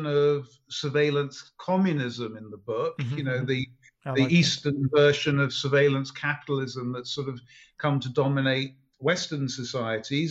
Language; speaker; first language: English; native; English